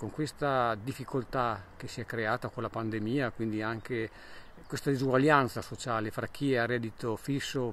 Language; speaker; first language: Italian; native; Italian